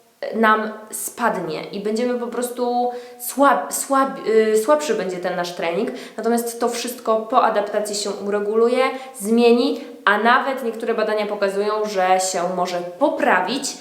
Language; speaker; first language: Polish; native; Polish